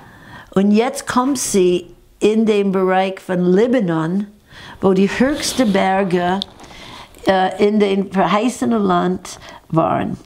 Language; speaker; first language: German; non-native, fluent; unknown